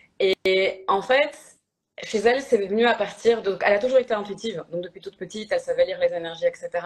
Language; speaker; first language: French; early bilingual, other home language; Polish